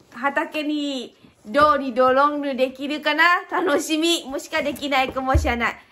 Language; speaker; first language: Japanese; non-native, learner; Lao